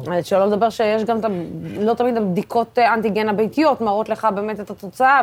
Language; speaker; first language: Hebrew; non-native, local second language; Arabic